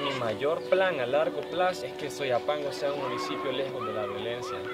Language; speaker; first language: Spanish; native; Spanish